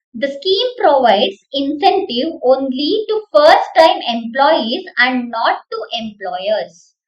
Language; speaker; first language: English; non-native, local second language; Kannada